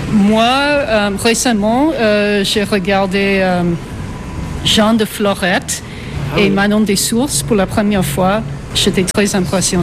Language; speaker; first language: French; non-native, fluent; English